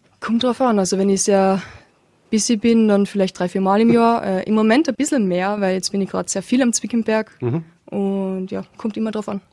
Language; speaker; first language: German; native; German